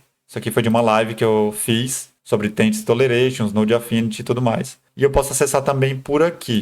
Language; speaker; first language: Portuguese; native; Portuguese